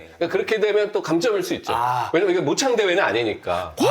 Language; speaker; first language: Korean; native; Korean